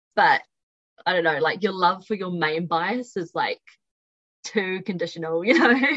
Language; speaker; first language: English; native; English